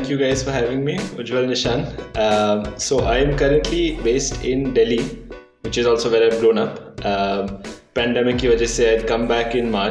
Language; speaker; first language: English; non-native, local second language; Hindi